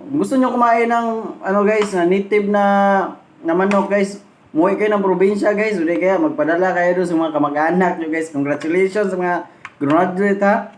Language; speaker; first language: Filipino; non-native, local second language; Cebuano